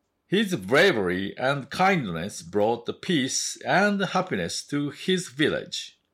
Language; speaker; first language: English; non-native, fluent; Japanese